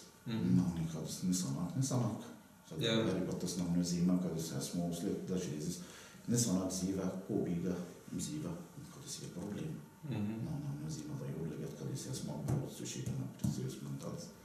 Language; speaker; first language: Latvian; non-native, learner; Arabic